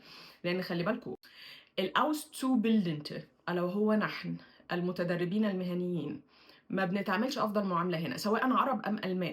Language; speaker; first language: Arabic; native; Arabic